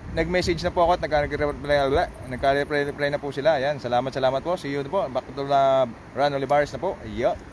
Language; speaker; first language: Filipino; native; Filipino